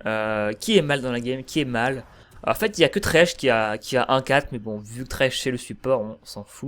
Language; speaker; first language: French; native; French